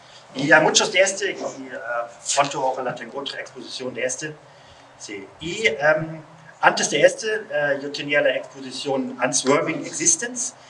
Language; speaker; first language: Spanish; non-native, learner; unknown